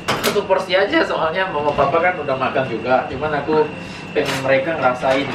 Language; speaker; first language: Indonesian; native; Indonesian